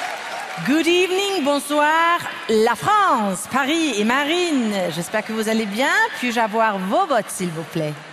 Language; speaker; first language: French; non-native, fluent; Swedish